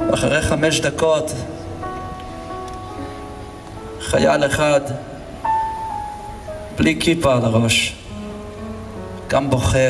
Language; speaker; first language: Hebrew; non-native, fluent; English